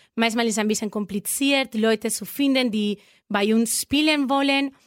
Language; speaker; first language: German; non-native, learner; Spanish